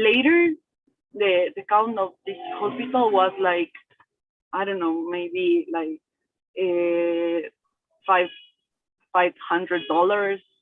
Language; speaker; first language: English; non-native, learner; Spanish